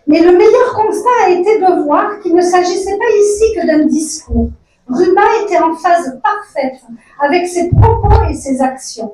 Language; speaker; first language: French; native; French